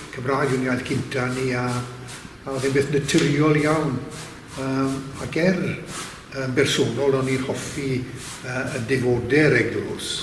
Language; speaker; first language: Welsh; native; Welsh